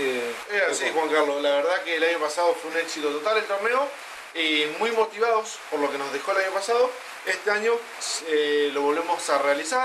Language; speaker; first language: Spanish; native; Spanish